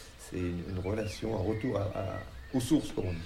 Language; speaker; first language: French; native; French